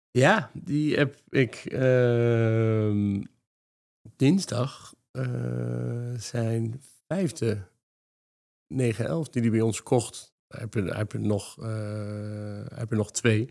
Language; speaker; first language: Dutch; native; Dutch